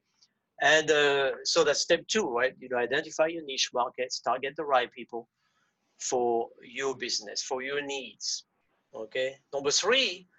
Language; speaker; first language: English; non-native, fluent; French